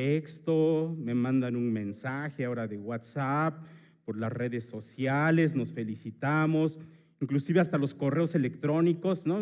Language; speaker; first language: Spanish; native; Spanish